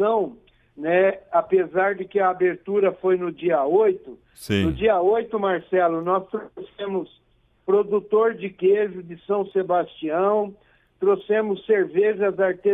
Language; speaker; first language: Portuguese; native; Portuguese